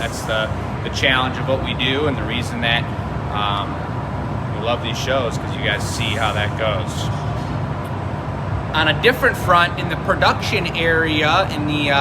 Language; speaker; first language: English; native; English